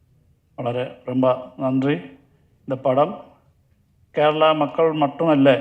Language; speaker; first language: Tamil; non-native, learner; Malayalam